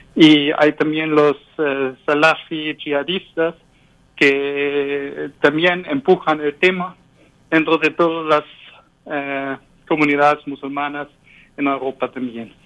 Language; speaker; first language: Spanish; non-native, fluent; German